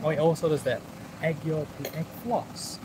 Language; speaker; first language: English; native; English